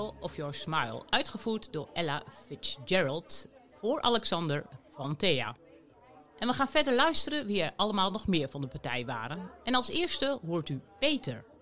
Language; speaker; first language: Dutch; native; Dutch